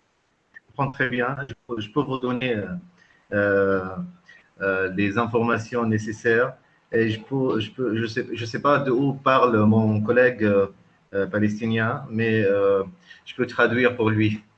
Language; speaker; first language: French; non-native, fluent; Arabic